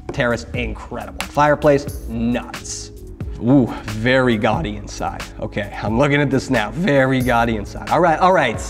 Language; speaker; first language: English; native; English